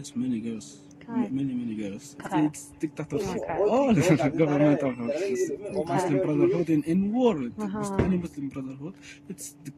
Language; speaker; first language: English; non-native, learner; Arabic